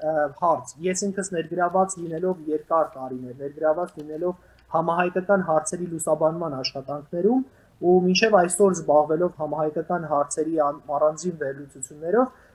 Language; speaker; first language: Armenian; native; Armenian